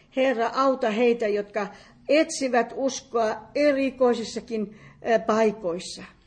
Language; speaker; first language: Finnish; native; Finnish